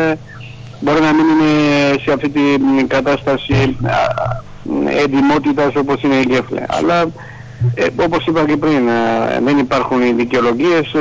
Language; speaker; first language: Greek; non-native, fluent; Georgian